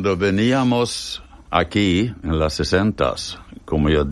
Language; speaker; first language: Spanish; non-native, fluent; Swedish